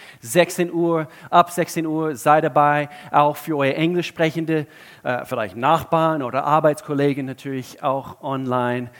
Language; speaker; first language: German; non-native, fluent; English